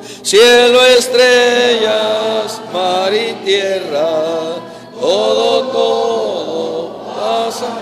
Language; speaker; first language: Spanish; native; Spanish